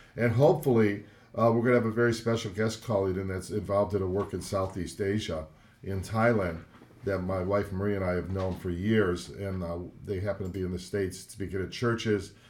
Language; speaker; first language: English; native; English